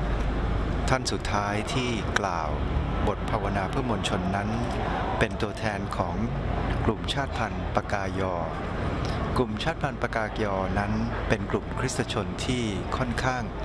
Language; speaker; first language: Thai; native; Thai